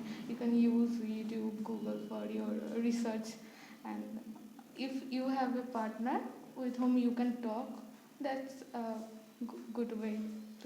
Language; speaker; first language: English; non-native, fluent; Bangla